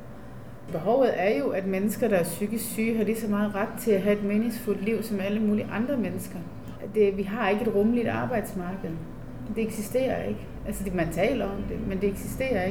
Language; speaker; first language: Danish; native; Danish